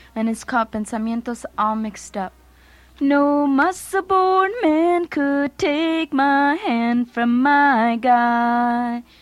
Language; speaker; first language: English; early bilingual, other home language; Spanish